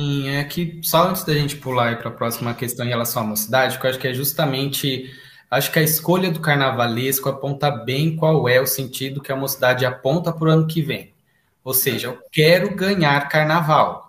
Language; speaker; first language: Portuguese; native; Portuguese